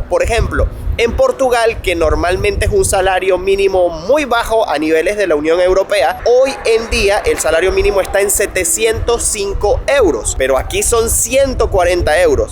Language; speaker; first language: Spanish; native; Spanish